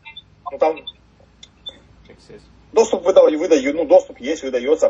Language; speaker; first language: Russian; native; Russian